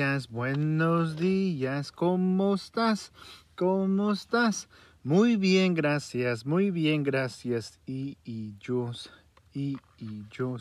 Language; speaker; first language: Spanish; early bilingual, heritage; Spanish